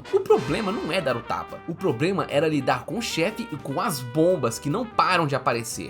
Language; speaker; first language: Portuguese; native; Portuguese